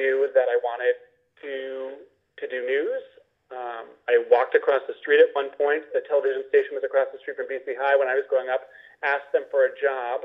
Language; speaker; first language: English; native; English